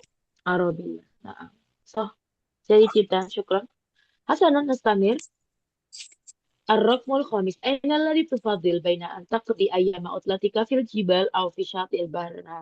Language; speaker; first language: Arabic; non-native, fluent; Indonesian